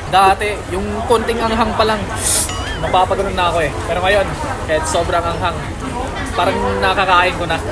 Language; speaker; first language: Filipino; native; Filipino